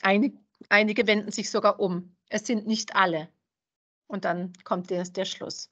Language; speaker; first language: German; native; German